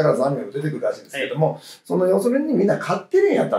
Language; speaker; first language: Japanese; native; Japanese